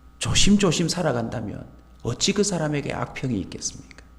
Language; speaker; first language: Korean; native; Korean